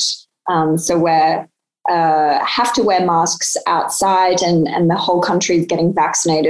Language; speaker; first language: English; native; English